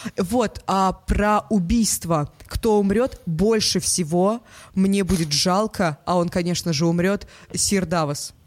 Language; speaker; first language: Russian; native; Russian